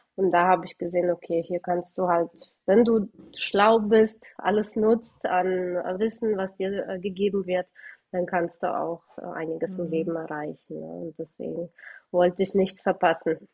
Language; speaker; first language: German; early bilingual, other home language; Russian